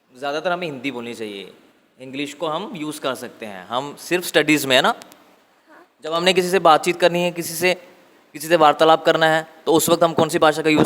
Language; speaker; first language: Hindi; native; Hindi